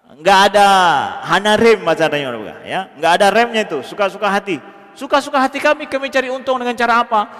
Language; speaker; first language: Malay; non-native, local second language; Achinese